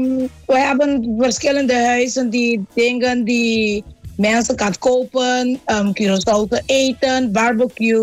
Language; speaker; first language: Dutch; non-native, learner; Papiamento